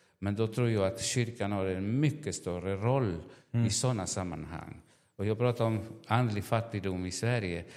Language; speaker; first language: Swedish; non-native, fluent; Spanish